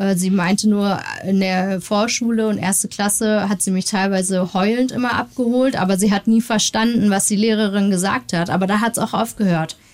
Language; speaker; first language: German; early bilingual, other home language; Turkish